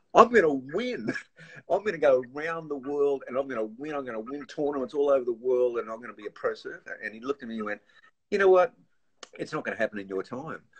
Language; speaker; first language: English; native; English